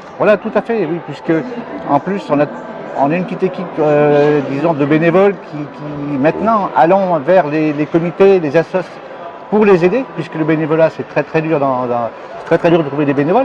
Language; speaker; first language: French; native; French